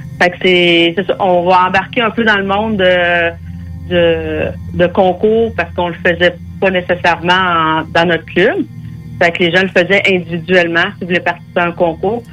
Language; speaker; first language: French; native; French